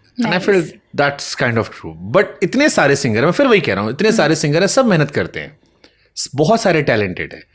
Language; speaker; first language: Hindi; native; Hindi